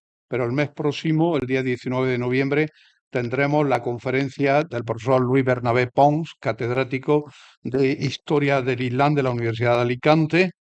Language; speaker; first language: Spanish; native; Spanish